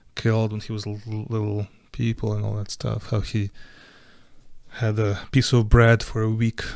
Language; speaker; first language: English; non-native, fluent; Ukrainian